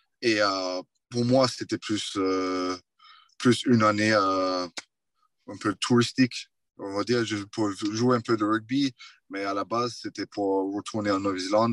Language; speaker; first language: French; non-native, fluent; English